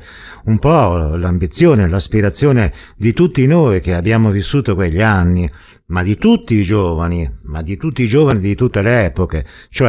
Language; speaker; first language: Italian; native; Italian